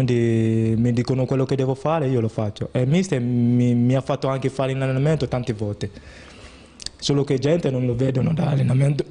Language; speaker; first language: Italian; non-native, fluent; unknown